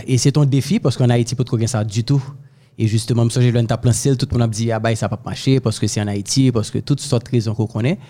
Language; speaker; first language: French; non-native, local second language; Haitian Creole